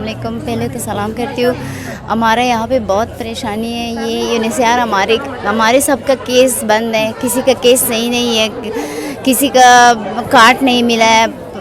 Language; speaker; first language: Hindi; non-native, learner; Persian